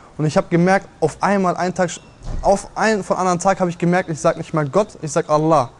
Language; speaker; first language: German; native; German